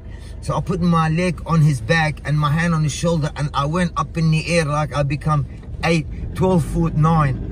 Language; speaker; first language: English; non-native, fluent; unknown